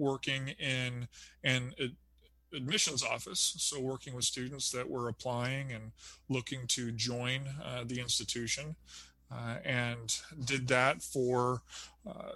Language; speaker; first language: English; native; English